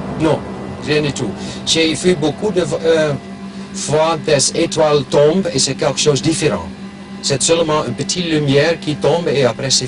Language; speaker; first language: French; non-native, local second language; German